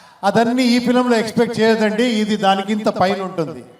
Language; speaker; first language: Telugu; non-native, local second language; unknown